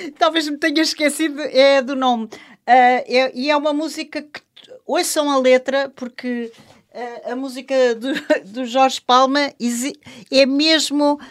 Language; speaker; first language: Portuguese; non-native, local second language; French